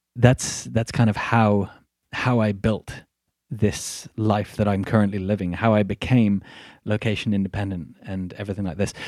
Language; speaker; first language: English; native; English